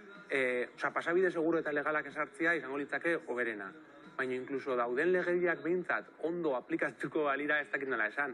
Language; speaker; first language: Basque; native; Basque